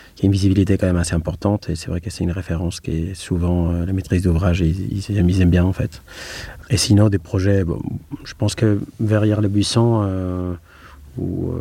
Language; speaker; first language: French; non-native, fluent; Spanish